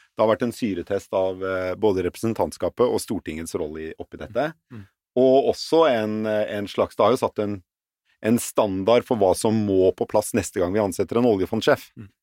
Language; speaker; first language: Norwegian; native; Norwegian